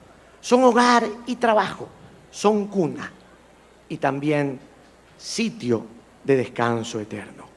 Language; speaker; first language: Spanish; native; Spanish